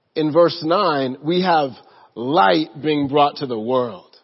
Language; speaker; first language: English; native; English